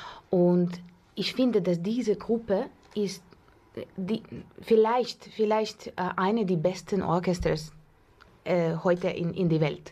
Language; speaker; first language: German; non-native, learner; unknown